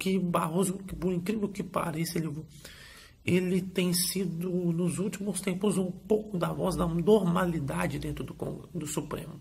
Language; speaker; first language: Portuguese; native; Portuguese